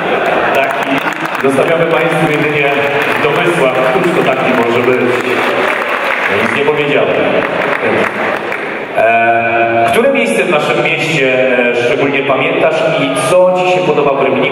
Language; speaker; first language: Polish; native; Polish